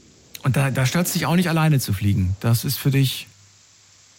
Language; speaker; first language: German; native; German